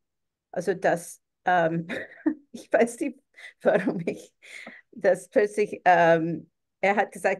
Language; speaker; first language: German; non-native, fluent; English